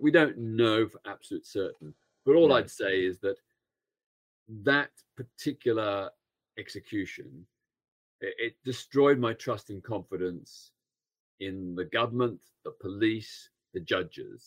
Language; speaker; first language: English; native; English